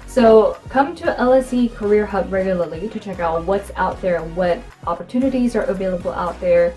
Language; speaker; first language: English; non-native, fluent; Korean